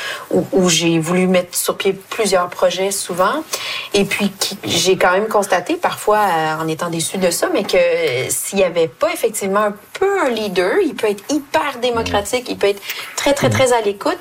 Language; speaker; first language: French; native; French